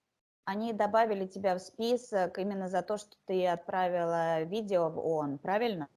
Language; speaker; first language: Russian; native; Russian